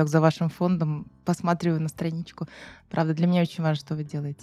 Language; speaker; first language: Russian; native; Russian